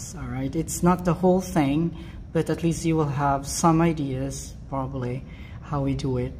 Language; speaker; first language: English; non-native, fluent; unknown